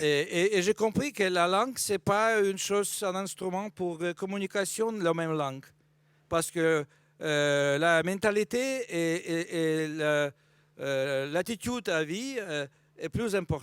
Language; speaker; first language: French; non-native, fluent; Russian